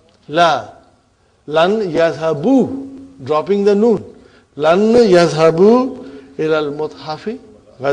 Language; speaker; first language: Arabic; non-native, fluent; Urdu